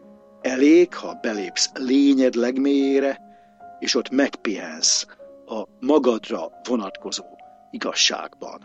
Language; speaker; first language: Hungarian; native; Hungarian